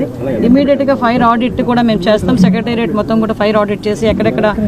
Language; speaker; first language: Telugu; native; Telugu